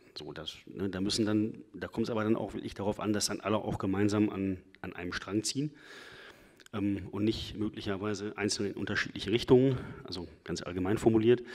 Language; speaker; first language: German; native; German